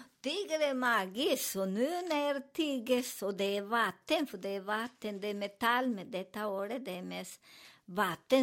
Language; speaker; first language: Swedish; non-native, learner; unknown